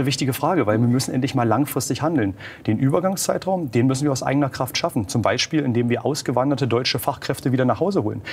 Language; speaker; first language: German; native; German